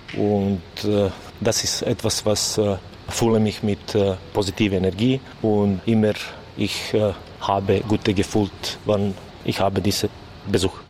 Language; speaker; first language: German; non-native, learner; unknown